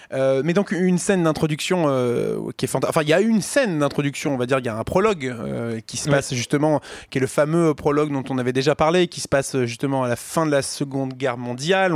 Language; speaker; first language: French; native; French